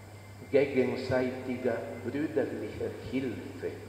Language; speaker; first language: German; non-native, fluent; Spanish